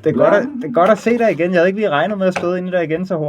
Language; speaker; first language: Danish; native; Danish